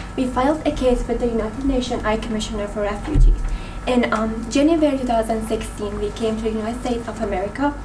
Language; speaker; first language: English; non-native, fluent; Persian